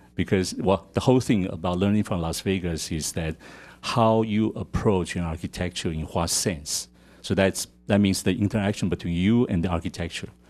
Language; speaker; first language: English; non-native, fluent; Chinese